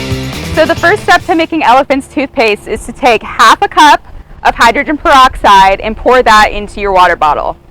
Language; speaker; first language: English; native; English